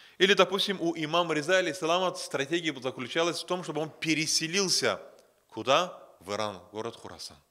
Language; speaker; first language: Russian; non-native, local second language; Azerbaijani